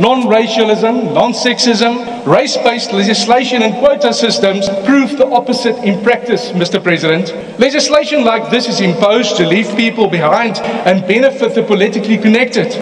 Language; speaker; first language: English; non-native, local second language; Afrikaans